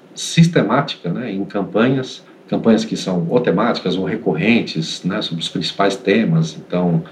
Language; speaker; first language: Portuguese; native; Portuguese